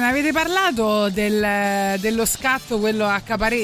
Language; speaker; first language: Italian; native; Italian